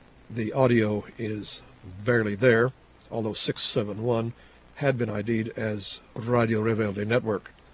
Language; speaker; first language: English; native; English